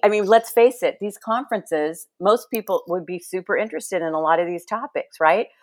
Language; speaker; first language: English; early bilingual, other home language; Spanish